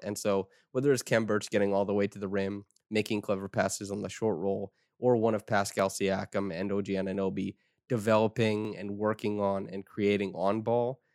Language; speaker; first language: English; native; English